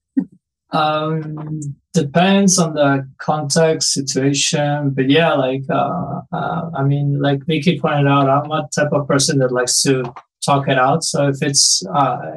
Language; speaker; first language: English; non-native, fluent; Spanish